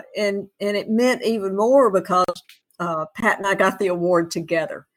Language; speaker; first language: English; native; English